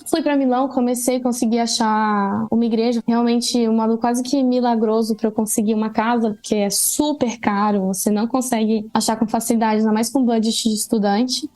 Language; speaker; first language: Portuguese; native; Portuguese